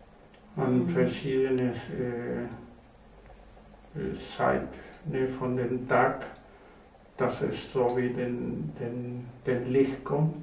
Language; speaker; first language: German; non-native, learner; Spanish